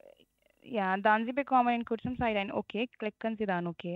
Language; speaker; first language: German; non-native, learner; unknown